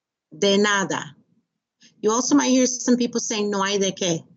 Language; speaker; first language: Spanish; non-native, fluent; English